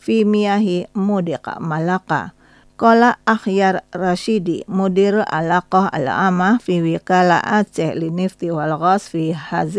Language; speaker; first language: Arabic; non-native, fluent; Indonesian